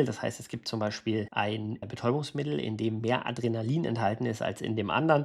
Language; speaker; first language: German; native; German